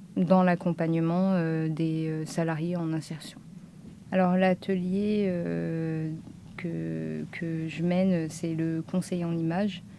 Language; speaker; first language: French; native; French